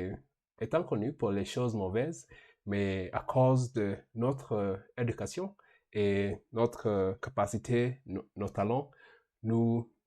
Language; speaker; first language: French; non-native, learner; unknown